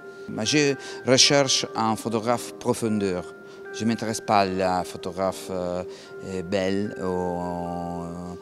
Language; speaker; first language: French; non-native, learner; Italian